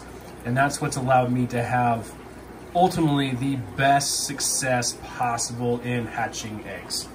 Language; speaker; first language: English; native; English